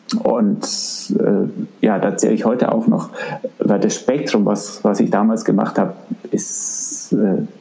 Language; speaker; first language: German; native; German